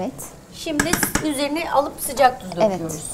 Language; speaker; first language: Turkish; native; Turkish